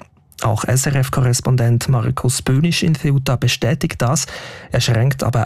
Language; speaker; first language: German; native; German